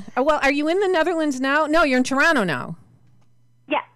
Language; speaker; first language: English; native; English